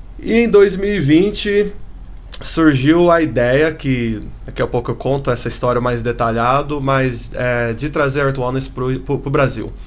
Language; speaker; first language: Portuguese; early bilingual, heritage; Portuguese